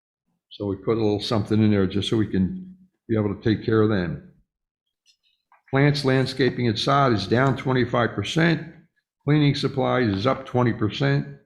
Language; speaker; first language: English; native; English